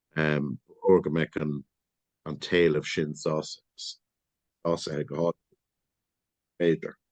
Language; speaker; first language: Irish; non-native, local second language; English